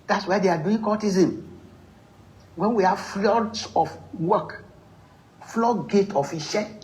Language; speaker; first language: English; non-native, local second language; Yoruba